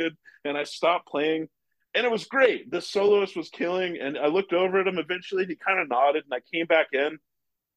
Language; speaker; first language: English; native; English